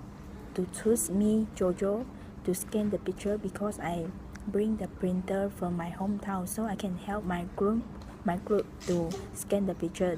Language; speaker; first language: English; non-native, local second language; Malay